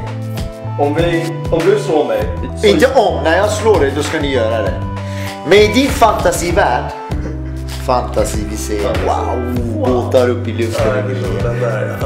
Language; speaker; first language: Swedish; early bilingual, other home language; Persian